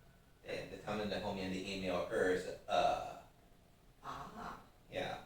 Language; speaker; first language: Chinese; non-native, fluent; English